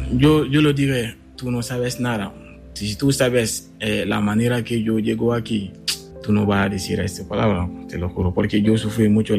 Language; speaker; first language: Spanish; non-native, learner; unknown